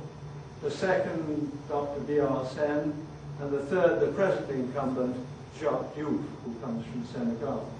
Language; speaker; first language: English; native; English